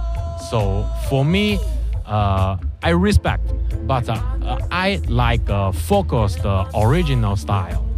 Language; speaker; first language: English; non-native, learner; Chinese